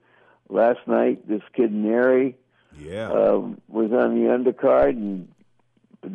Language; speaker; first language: English; native; English